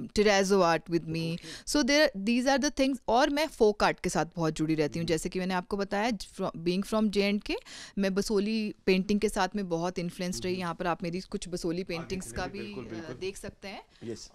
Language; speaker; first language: Hindi; native; Hindi